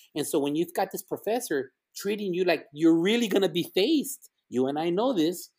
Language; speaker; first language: English; early bilingual, other home language; Spanish